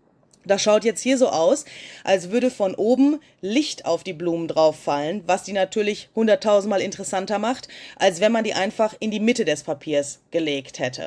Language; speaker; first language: German; native; German